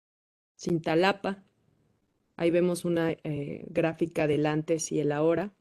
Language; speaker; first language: Spanish; native; Spanish